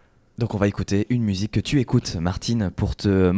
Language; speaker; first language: French; native; French